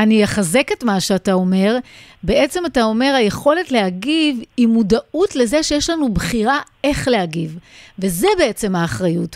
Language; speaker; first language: Hebrew; native; Hebrew